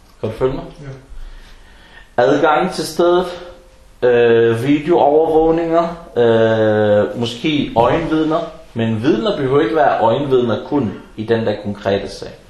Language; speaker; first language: Danish; non-native, fluent; Arabic